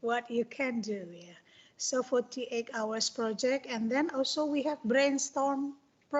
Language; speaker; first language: English; non-native, fluent; Indonesian